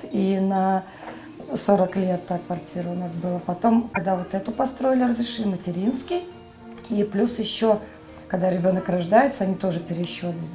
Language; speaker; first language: Russian; native; Russian